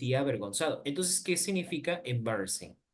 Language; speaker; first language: Spanish; native; Spanish